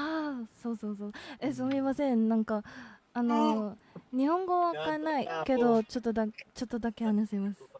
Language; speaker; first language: Japanese; non-native, learner; Filipino